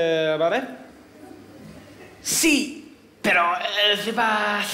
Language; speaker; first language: French; native; French